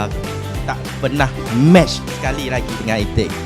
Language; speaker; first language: Malay; native; Malay